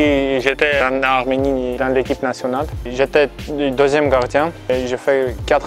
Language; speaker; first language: French; non-native, fluent; Armenian